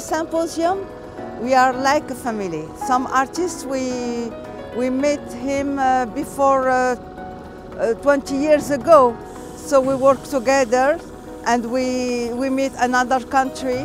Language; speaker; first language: English; non-native, learner; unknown